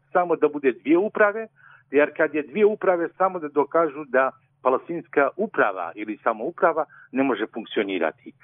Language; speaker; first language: Serbian; non-native, fluent; Arabic